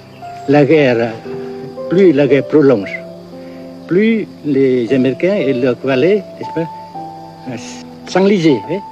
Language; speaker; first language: French; non-native, local second language; Vietnamese